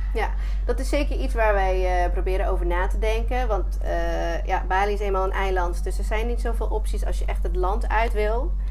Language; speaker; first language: Dutch; non-native, fluent; English